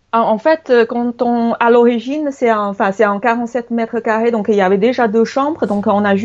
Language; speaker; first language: French; non-native, fluent; Chinese